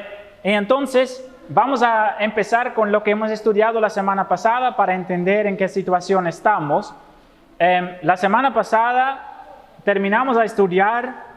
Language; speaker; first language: Spanish; non-native, fluent; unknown